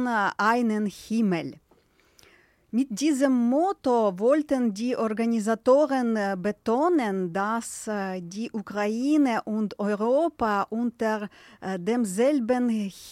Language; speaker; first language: German; non-native, fluent; Ukrainian